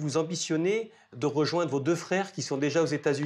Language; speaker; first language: French; native; French